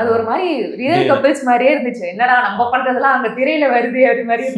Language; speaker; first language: Tamil; native; Tamil